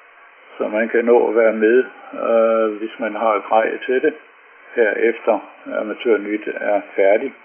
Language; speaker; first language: Danish; native; Danish